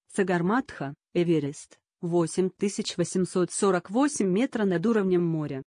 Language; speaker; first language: Russian; native; Russian